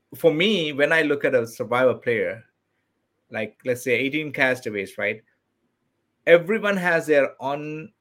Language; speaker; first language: English; non-native, local second language; Tamil